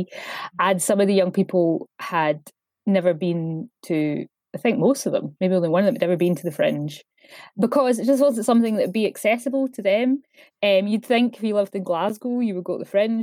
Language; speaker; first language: English; native; English